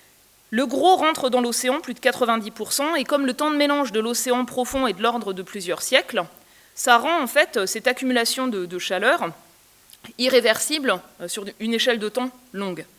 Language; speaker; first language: French; native; French